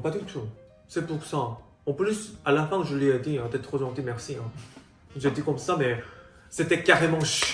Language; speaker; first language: French; non-native, fluent; Korean